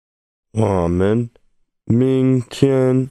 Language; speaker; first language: Chinese; non-native, learner; English